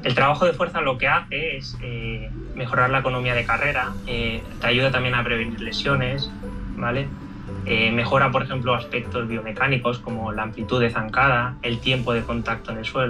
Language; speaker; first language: Spanish; native; Spanish